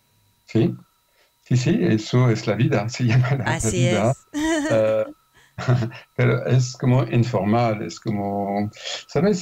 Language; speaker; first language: Spanish; non-native, fluent; French